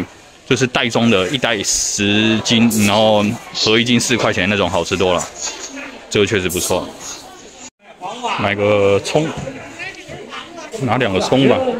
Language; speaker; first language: Chinese; native; Chinese